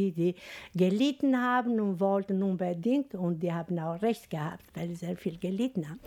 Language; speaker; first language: German; non-native, fluent; Albanian